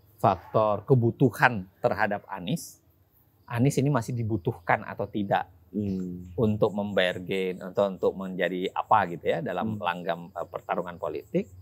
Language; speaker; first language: Indonesian; native; Indonesian